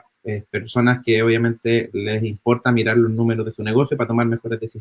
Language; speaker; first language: Spanish; native; Spanish